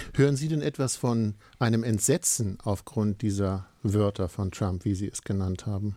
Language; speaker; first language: German; native; German